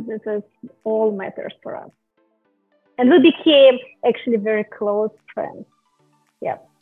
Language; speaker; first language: English; non-native, fluent; Russian